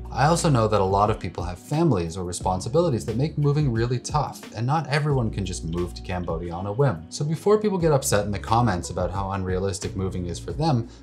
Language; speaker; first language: English; native; English